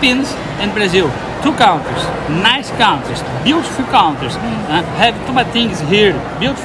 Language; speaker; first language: English; non-native, learner; Portuguese